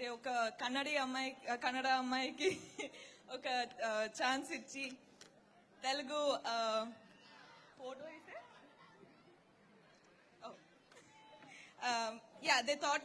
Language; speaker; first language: Telugu; non-native, learner; Kannada